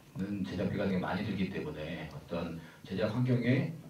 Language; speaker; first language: Korean; native; Korean